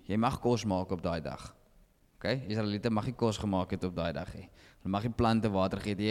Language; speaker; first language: Afrikaans; native; Afrikaans